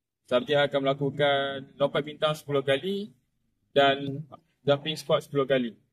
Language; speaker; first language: Malay; native; Malay